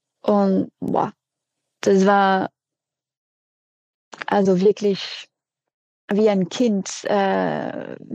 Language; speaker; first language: German; non-native, fluent; French